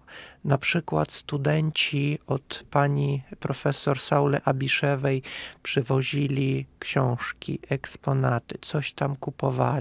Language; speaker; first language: Polish; non-native, fluent; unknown